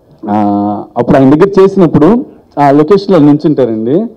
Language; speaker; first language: Telugu; native; Telugu